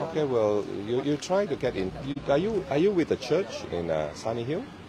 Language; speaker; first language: English; non-native, local second language; Chinese